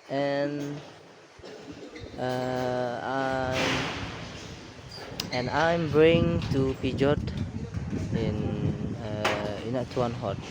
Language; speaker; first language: English; non-native, learner; Indonesian